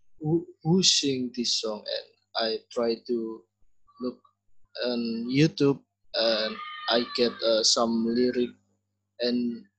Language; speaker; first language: English; non-native, learner; Indonesian